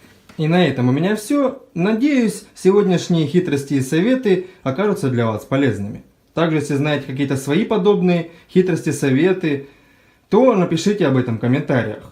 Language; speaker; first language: Russian; native; Russian